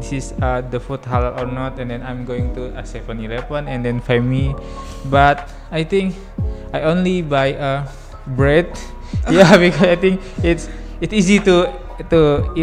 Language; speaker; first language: English; non-native, learner; Indonesian